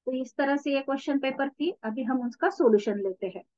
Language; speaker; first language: Hindi; non-native, local second language; Marathi